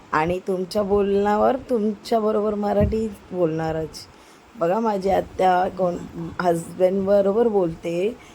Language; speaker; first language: Marathi; non-native, local second language; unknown